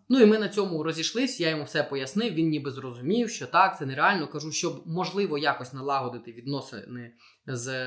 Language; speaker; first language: Ukrainian; non-native, local second language; Russian